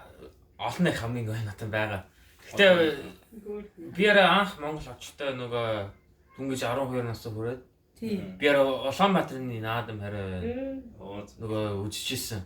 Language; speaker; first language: Mongolian; early bilingual, heritage; Mongolian